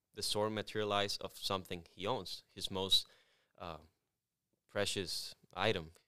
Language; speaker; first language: English; non-native, fluent; Spanish